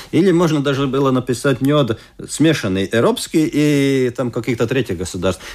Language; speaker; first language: Russian; non-native, local second language; Latvian